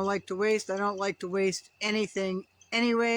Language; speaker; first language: English; native; English